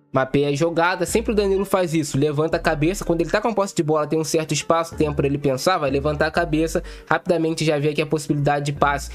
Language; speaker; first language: Portuguese; native; Portuguese